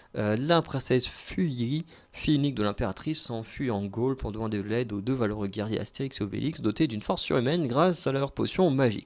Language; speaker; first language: French; native; French